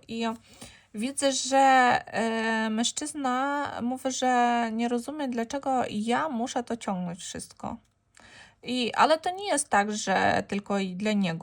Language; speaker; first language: Polish; non-native, fluent; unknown